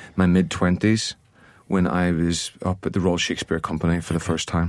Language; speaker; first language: English; native; English